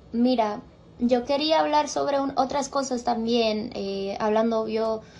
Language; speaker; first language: Spanish; early bilingual, other home language; English